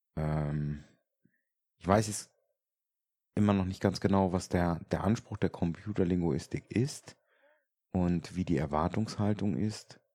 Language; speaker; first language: German; native; German